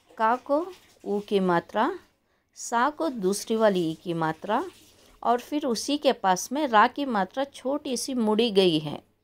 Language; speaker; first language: Hindi; non-native, local second language; Kannada